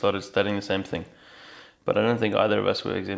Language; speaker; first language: English; native; English